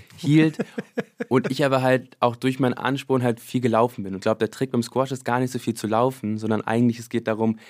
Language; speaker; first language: German; early bilingual, other home language; English